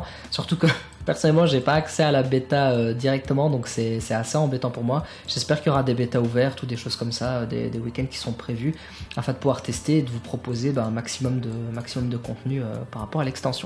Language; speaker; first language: French; native; French